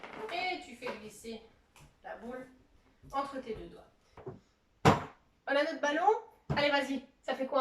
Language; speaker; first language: French; native; French